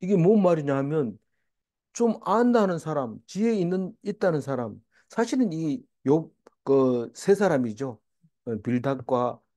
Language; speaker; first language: Korean; native; Korean